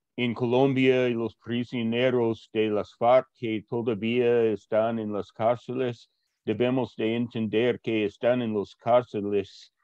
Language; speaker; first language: Spanish; non-native, fluent; English